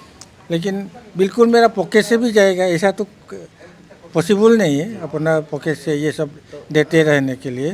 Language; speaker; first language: Hindi; non-native, local second language; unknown